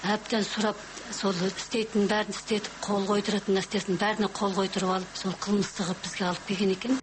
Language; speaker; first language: Kazakh; early bilingual, heritage; Kazakh